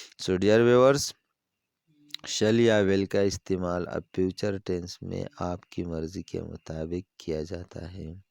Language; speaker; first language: Urdu; non-native, local second language; Pashto